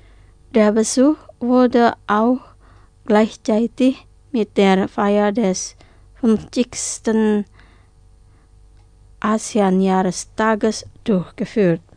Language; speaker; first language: German; non-native, fluent; Indonesian